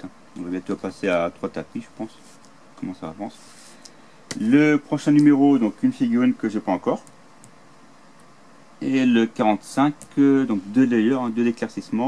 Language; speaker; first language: French; native; French